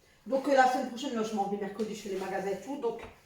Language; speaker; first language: French; native; French